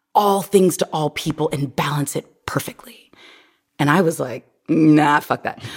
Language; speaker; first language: English; native; English